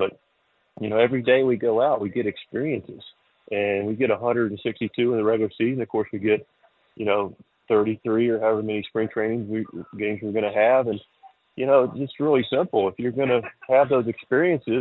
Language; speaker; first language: English; native; English